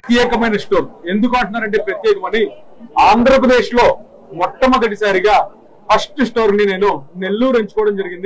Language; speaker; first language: Telugu; native; Telugu